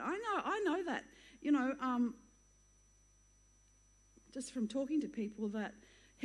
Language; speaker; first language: English; native; English